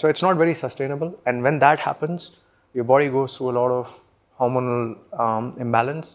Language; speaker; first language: English; non-native, local second language; Hindi